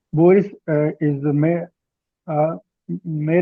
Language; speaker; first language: English; non-native, learner; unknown